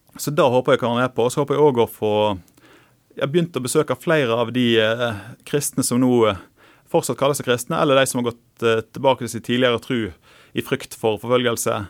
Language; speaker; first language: Norwegian; native; Norwegian